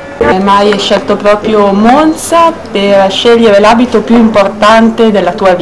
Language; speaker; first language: Italian; native; Italian